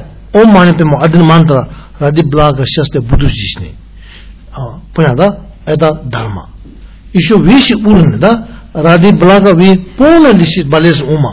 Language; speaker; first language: Russian; non-native, learner; Tibetan